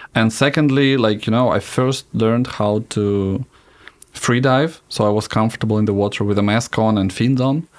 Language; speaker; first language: English; non-native, fluent; Russian